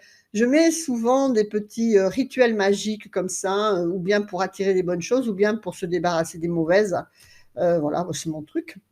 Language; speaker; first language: French; native; French